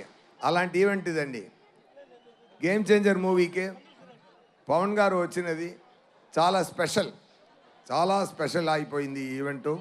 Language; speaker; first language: Telugu; non-native, learner; Tamil